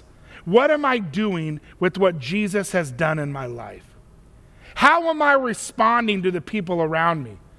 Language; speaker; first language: English; native; English